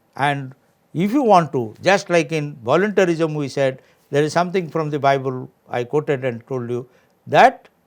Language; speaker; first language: English; non-native, local second language; Odia